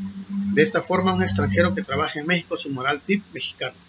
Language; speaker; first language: Spanish; native; Spanish